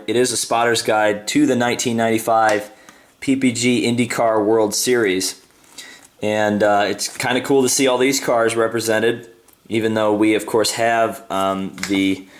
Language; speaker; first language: English; native; English